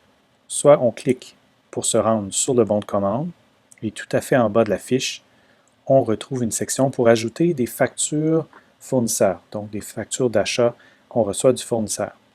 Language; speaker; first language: French; native; French